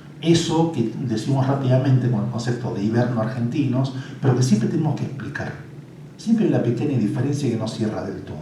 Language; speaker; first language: Spanish; native; Spanish